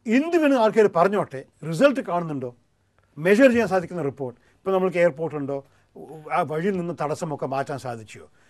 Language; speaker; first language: Malayalam; early bilingual, heritage; Malayalam